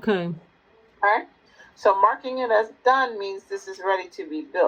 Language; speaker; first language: English; native; English